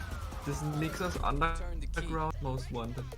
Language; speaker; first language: German; native; German